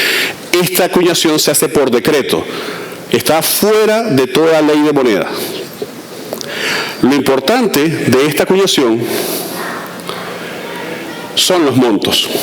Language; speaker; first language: Spanish; native; Spanish